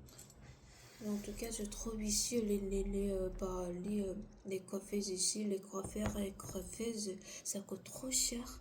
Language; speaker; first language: French; non-native, learner; Korean